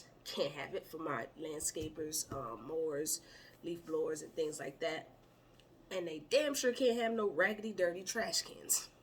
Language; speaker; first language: English; native; English